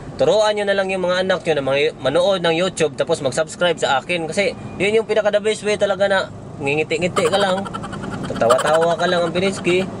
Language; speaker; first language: Filipino; non-native, local second language; Cebuano